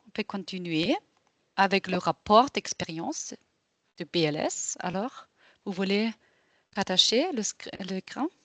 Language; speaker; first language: French; non-native, local second language; German